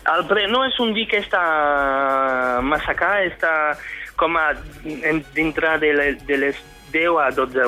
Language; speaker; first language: Catalan; non-native, fluent; French